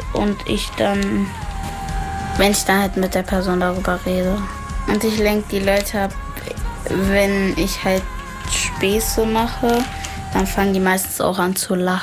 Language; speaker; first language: German; native; German